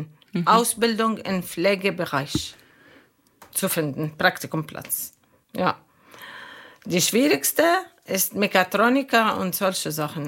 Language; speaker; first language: German; non-native, fluent; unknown